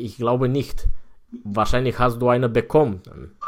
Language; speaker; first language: German; non-native, fluent; Romanian